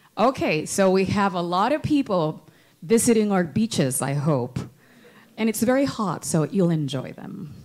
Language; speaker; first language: English; non-native, local second language; Spanish